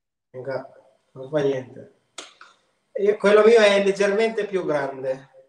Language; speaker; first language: Italian; non-native, learner; Filipino